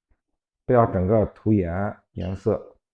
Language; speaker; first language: Chinese; native; Chinese